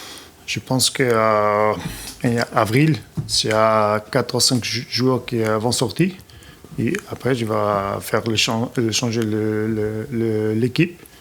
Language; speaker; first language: French; non-native, learner; Portuguese